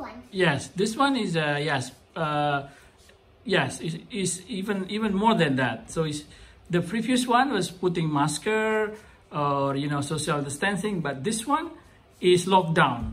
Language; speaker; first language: English; non-native, fluent; Indonesian